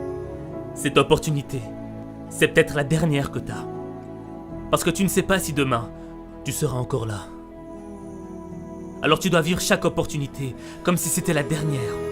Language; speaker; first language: French; non-native, local second language; Haitian Creole